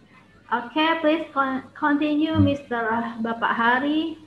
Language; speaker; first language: English; non-native, fluent; Indonesian